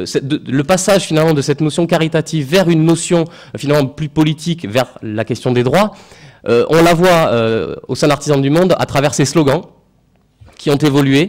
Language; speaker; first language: French; native; French